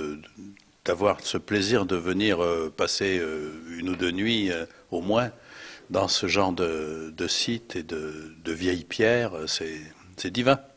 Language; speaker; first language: French; native; French